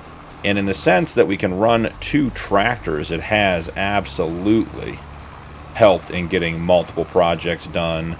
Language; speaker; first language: English; native; English